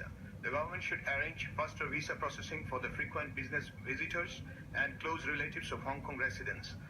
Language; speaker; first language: English; non-native, local second language; Bangla